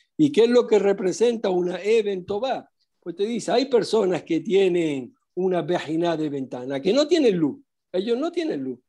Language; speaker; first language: Spanish; non-native, fluent; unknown